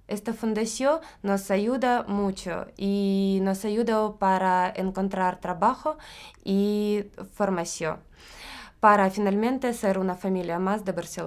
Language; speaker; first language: Spanish; non-native, learner; Ukrainian